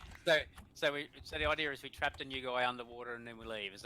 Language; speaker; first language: English; native; English